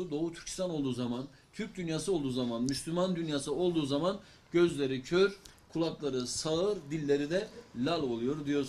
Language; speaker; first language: Turkish; native; Turkish